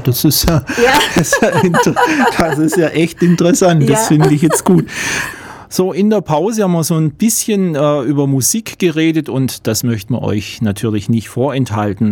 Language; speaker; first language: German; native; German